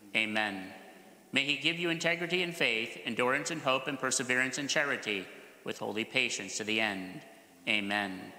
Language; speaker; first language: English; native; English